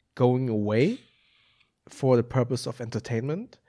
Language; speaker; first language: English; non-native, fluent; German